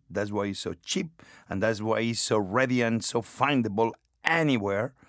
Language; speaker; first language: English; non-native, fluent; Spanish